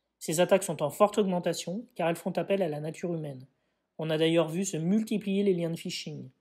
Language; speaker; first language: French; native; French